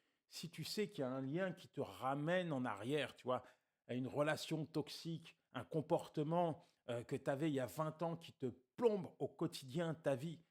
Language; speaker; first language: French; native; French